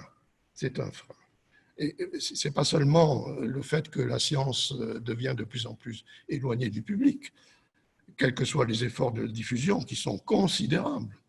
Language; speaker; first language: French; native; French